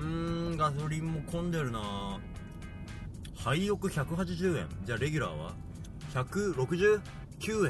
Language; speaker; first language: Japanese; native; Japanese